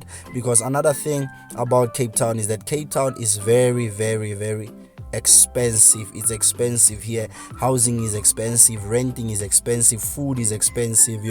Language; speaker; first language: English; non-native, local second language; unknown